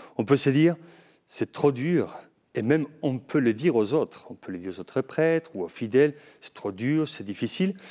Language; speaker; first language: French; non-native, fluent; Spanish